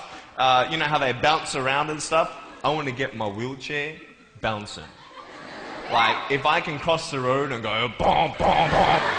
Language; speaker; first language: English; native; English